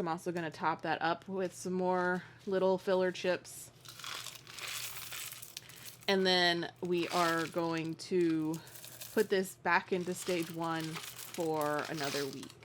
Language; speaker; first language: English; native; English